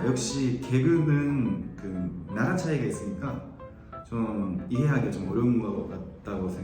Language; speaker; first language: Korean; non-native, fluent; Japanese